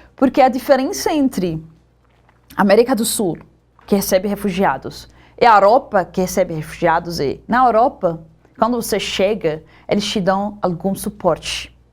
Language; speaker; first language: Portuguese; non-native, fluent; Arabic